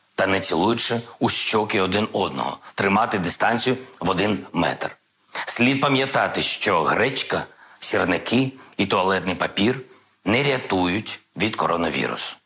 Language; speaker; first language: Ukrainian; non-native, local second language; Russian